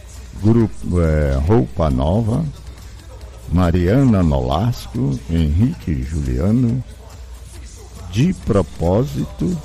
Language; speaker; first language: Portuguese; native; Portuguese